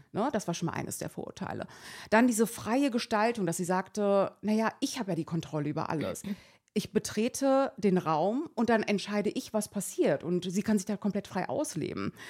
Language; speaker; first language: German; early bilingual, other home language; Persian